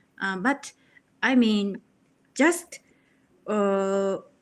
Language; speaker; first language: English; non-native, learner; Japanese